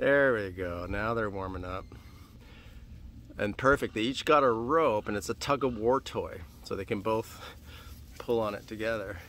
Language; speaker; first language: English; native; English